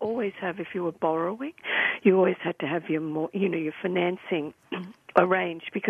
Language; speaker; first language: English; native; English